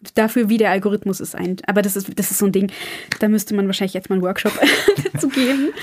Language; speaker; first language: German; native; German